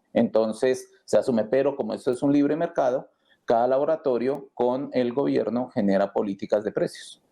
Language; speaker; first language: Spanish; native; Spanish